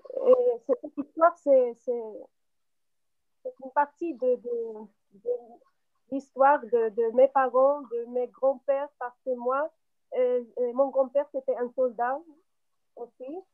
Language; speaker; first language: French; non-native, local second language; Arabic